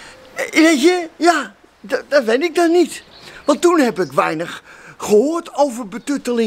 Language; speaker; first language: Dutch; native; Dutch